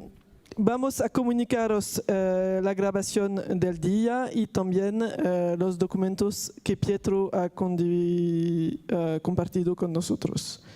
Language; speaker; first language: Spanish; non-native, fluent; Italian